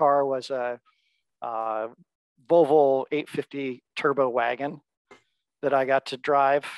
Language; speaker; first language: English; native; English